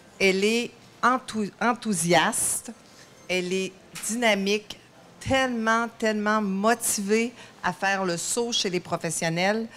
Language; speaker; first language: French; native; French